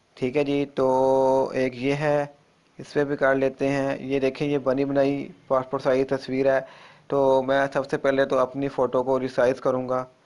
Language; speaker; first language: Urdu; non-native, local second language; Punjabi